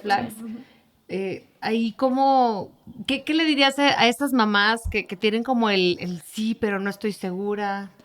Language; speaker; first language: Spanish; native; Spanish